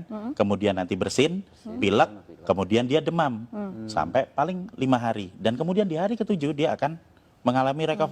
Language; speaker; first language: Indonesian; native; Indonesian